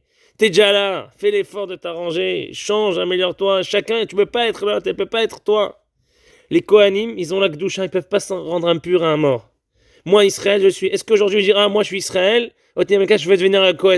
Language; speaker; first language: French; native; French